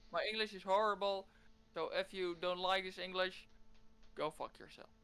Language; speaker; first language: English; non-native, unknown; Dutch